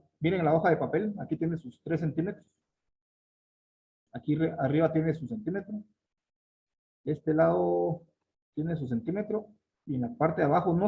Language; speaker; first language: Spanish; native; Spanish